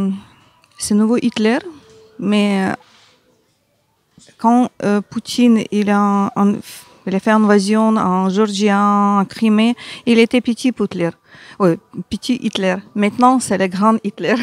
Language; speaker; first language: French; non-native, learner; Ukrainian